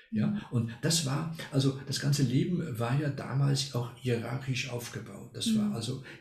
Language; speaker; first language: German; non-native, fluent; Spanish